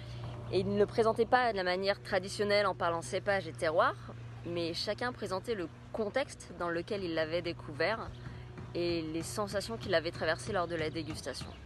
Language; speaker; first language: French; native; French